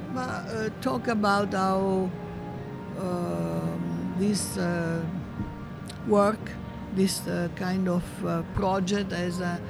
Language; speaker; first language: English; non-native, fluent; Italian